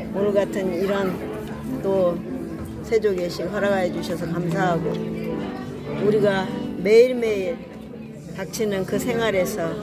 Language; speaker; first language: Korean; native; Korean